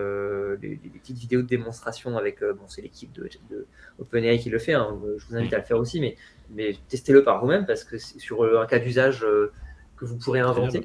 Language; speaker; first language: French; native; French